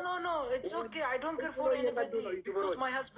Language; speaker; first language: English; non-native, learner; Amharic